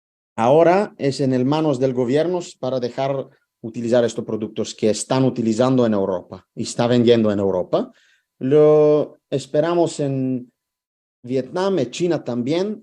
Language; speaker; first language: Spanish; non-native, fluent; Italian